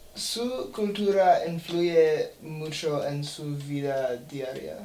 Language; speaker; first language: Spanish; non-native, learner; English